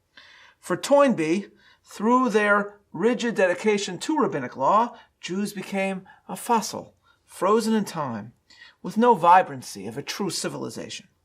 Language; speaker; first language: English; native; English